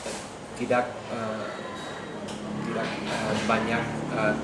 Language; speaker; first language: Indonesian; non-native, learner; English